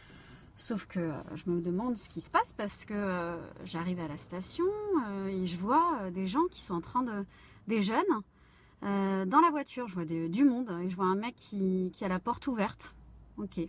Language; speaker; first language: French; native; French